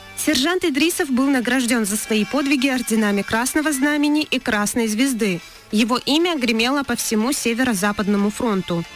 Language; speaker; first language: Russian; non-native, local second language; Chechen